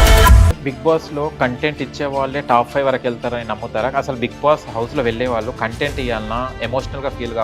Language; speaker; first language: Telugu; native; Telugu